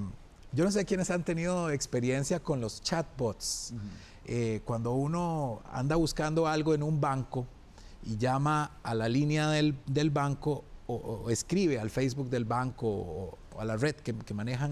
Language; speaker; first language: Spanish; native; Spanish